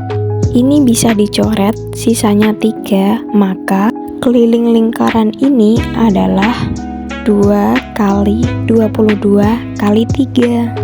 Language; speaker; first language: Indonesian; native; Indonesian